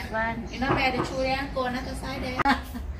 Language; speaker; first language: English; non-native, learner; Thai